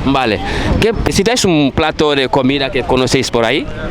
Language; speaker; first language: Spanish; non-native, fluent; Fula